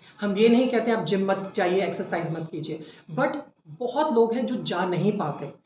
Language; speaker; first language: Hindi; native; Hindi